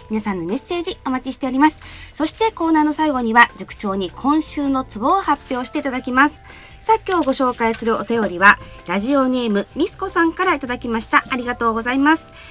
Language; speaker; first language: Japanese; native; Japanese